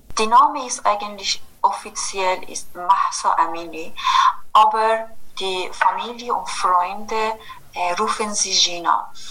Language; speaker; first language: German; non-native, fluent; Kurdish